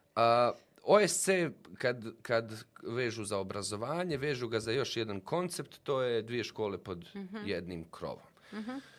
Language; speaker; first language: Bosnian; native; Bosnian